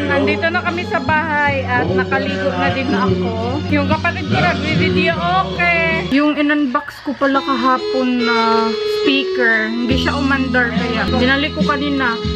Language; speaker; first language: Filipino; non-native, local second language; Cebuano